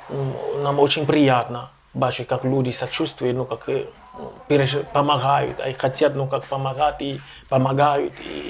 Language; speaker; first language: Russian; non-native, local second language; Ukrainian